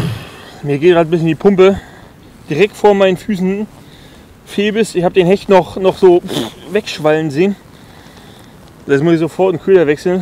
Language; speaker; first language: German; native; German